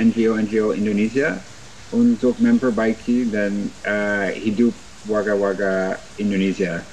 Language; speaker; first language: Indonesian; non-native, fluent; English